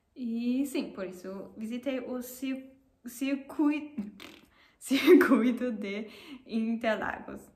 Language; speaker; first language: Portuguese; non-native, learner; German